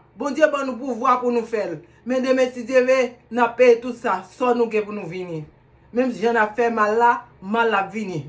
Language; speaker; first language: Haitian Creole; native; Haitian Creole